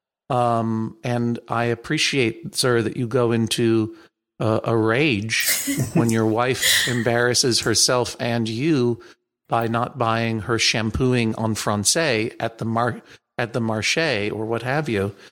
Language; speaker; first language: English; native; English